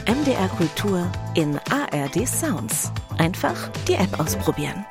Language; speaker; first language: German; native; German